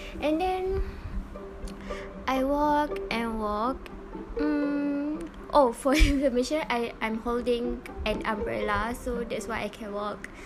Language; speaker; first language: English; non-native, learner; Malay